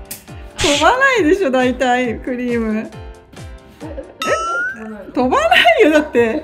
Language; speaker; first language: Japanese; native; Japanese